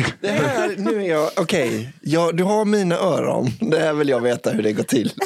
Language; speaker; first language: Swedish; native; Swedish